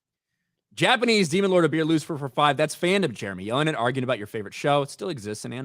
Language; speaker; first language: English; native; English